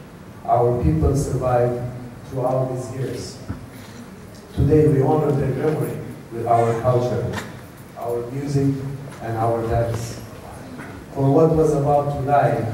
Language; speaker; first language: English; non-native, fluent; Armenian